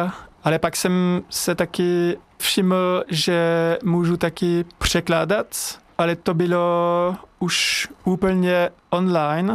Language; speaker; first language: Czech; non-native, learner; French